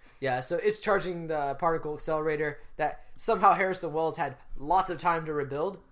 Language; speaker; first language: English; native; English